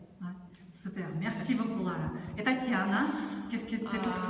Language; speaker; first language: French; non-native, fluent; Russian